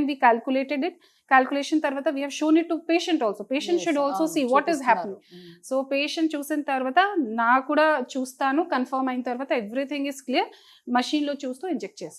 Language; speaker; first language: Telugu; non-native, fluent; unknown